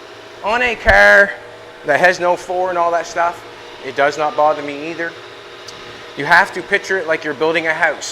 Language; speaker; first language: English; native; English